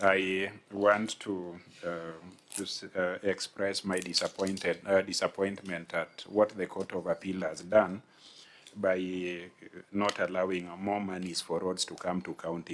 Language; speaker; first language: English; non-native, local second language; Luo (Kenya and Tanzania)